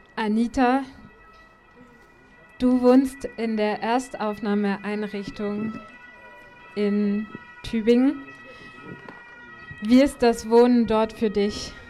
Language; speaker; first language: German; native; German